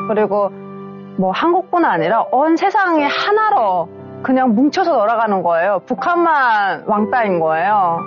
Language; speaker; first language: Korean; native; Korean